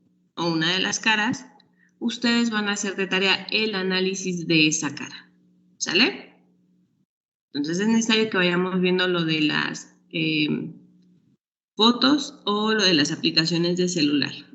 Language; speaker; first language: Spanish; native; Spanish